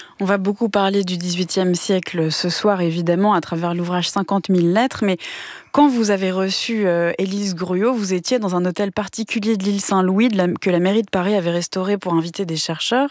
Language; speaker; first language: French; native; French